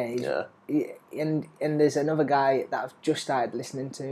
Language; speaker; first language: English; native; English